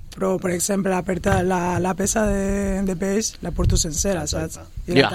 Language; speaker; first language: Catalan; non-native, fluent; Spanish